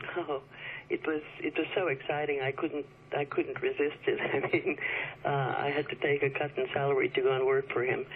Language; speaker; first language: English; early bilingual, other home language; Chinese